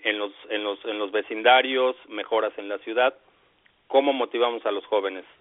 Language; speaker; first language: Spanish; native; Spanish